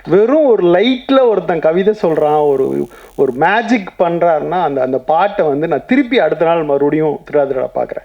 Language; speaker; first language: Tamil; native; Tamil